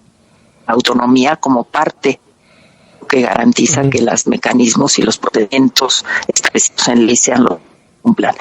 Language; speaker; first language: Spanish; native; Spanish